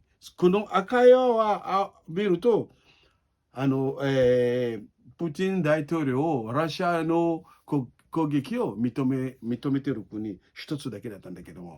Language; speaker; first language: Japanese; non-native, learner; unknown